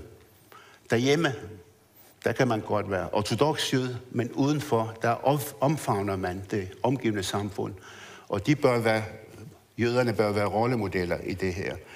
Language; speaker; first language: Danish; early bilingual, other home language; Arabic